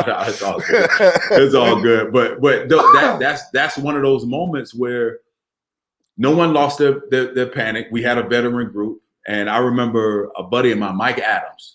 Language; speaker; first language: English; native; English